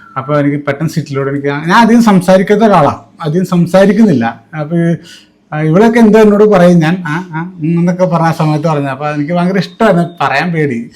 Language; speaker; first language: Malayalam; native; Malayalam